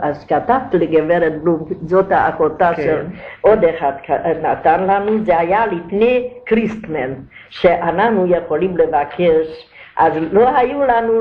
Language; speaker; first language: Hebrew; non-native, learner; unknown